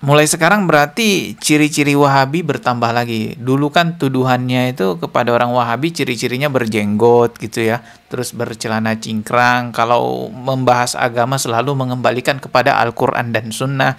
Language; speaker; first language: Indonesian; native; Indonesian